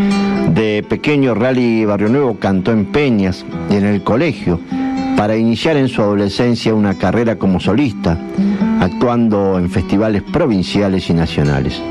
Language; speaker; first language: Spanish; native; Spanish